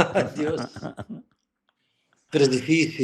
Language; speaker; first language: Spanish; non-native, fluent; Portuguese